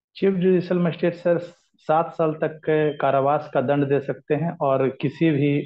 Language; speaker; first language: Hindi; native; Hindi